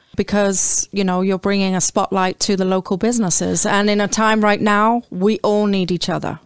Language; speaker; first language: English; native; English